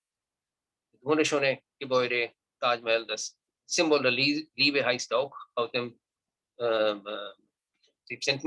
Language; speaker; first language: German; non-native, learner; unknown